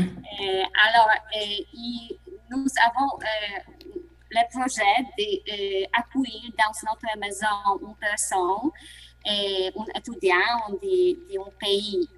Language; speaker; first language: French; non-native, learner; Polish